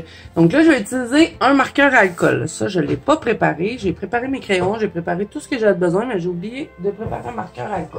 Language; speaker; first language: French; native; French